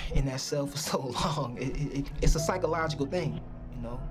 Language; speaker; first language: English; native; English